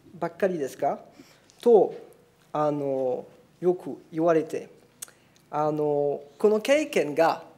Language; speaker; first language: Japanese; non-native, fluent; French